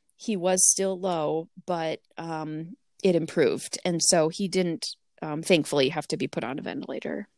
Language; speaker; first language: English; native; English